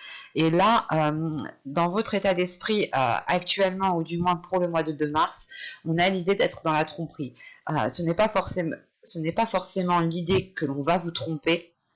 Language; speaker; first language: French; native; French